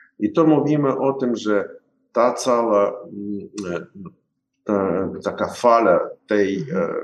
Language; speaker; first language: Polish; non-native, learner; Ukrainian